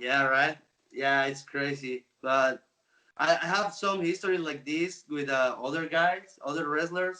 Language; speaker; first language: English; non-native, local second language; Spanish